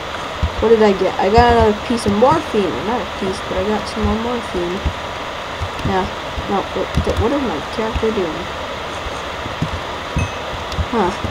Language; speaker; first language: English; native; English